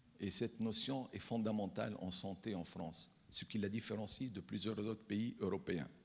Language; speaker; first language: French; non-native, local second language; Arabic